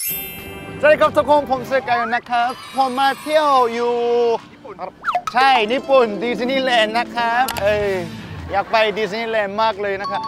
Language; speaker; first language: Thai; non-native, fluent; Korean